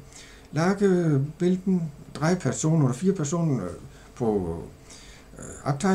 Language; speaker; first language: German; non-native, learner; Danish